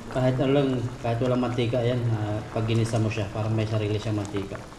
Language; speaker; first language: Filipino; native; Filipino